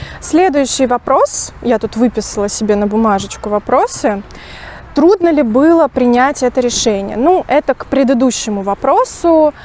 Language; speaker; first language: Russian; native; Russian